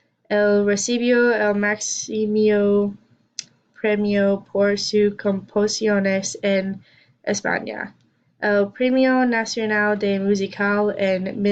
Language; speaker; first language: Spanish; non-native, learner; English